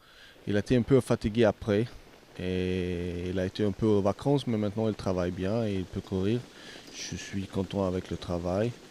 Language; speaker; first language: French; non-native, learner; Swedish